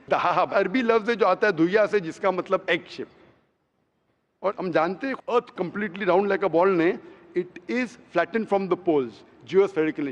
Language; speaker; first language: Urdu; non-native, local second language; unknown